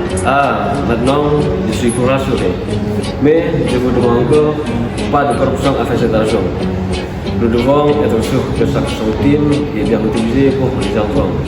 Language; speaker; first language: French; non-native, learner; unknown